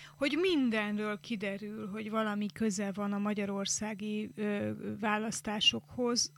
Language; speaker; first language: Hungarian; native; Hungarian